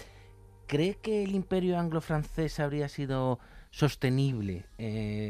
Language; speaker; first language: Spanish; native; Spanish